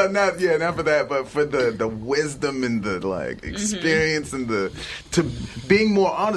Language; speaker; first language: English; native; English